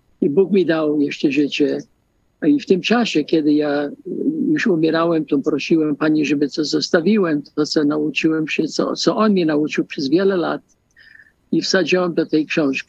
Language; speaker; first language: Polish; early bilingual, heritage; Polish